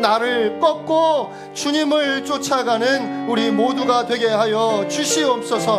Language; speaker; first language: Korean; native; Korean